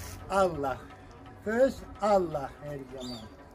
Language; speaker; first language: English; non-native, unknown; Turkish